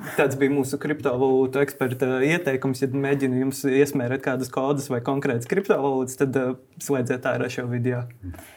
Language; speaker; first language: Latvian; native; Latvian